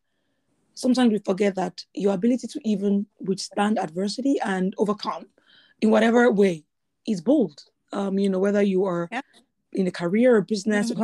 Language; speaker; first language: English; non-native, local second language; Yoruba